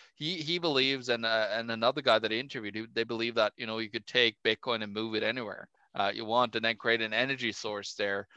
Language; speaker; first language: English; non-native, fluent; Norwegian